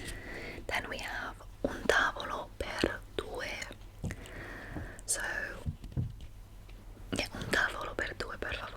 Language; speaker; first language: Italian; early bilingual, heritage; English